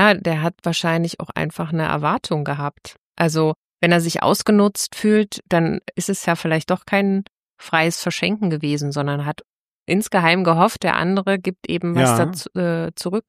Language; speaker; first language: German; native; German